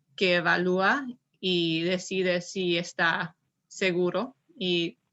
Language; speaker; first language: Spanish; non-native, learner; English